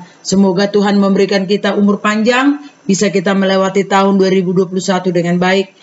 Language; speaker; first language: Indonesian; native; Indonesian